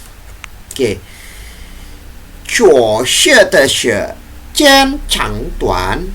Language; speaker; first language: Chinese; non-native, learner; Indonesian